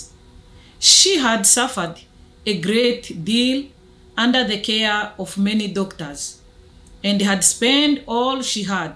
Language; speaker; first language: English; non-native, local second language; Kinyarwanda